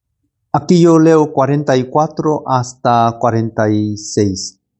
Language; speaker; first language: Spanish; non-native, learner; Korean